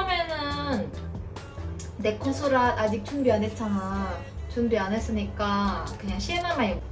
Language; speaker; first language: Korean; non-native, fluent; Indonesian